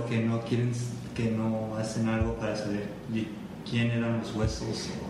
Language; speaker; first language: Spanish; early bilingual, heritage; Spanish